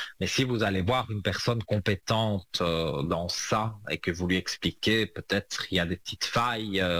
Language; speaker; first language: French; native; French